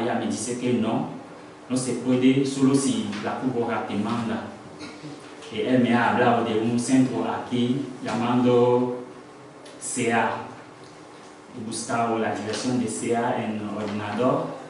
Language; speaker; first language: Spanish; non-native, learner; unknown